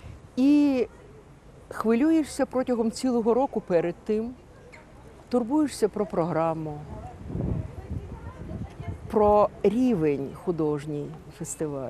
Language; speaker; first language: Ukrainian; native; Ukrainian